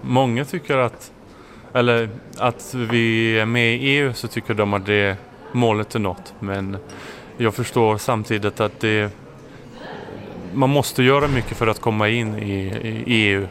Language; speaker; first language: Swedish; non-native, fluent; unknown